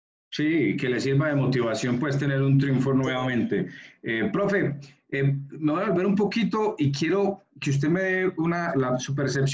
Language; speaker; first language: Spanish; native; Spanish